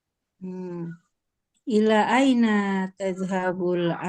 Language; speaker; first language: Arabic; non-native, learner; Indonesian